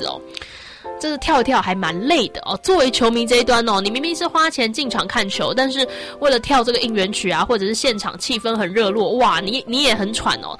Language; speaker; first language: Chinese; native; Chinese